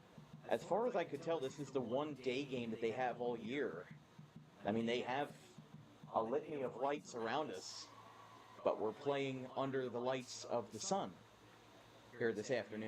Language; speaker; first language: English; native; English